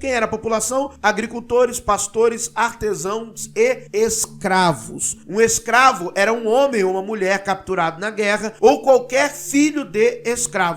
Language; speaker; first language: Portuguese; native; Portuguese